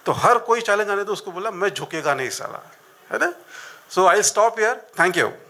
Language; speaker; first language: Hindi; non-native, local second language; Marathi